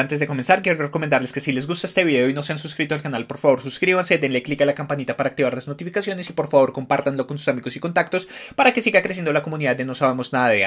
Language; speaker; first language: Spanish; native; Spanish